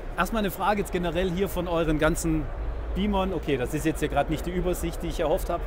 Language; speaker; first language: German; native; German